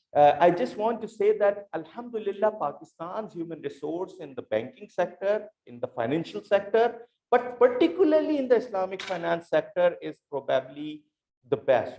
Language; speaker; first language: English; non-native, local second language; Urdu